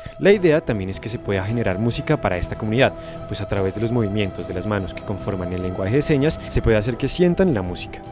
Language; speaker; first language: Spanish; native; Spanish